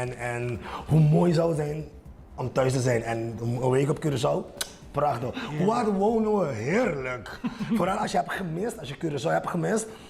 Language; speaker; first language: Dutch; non-native, local second language; Papiamento